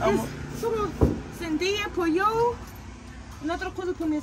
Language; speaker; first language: Spanish; non-native, learner; English